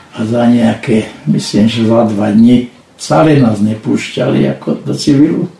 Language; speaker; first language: Slovak; non-native, local second language; Hungarian